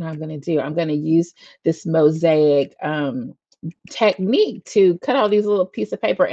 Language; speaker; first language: English; native; English